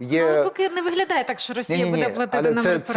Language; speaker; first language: Ukrainian; native; Ukrainian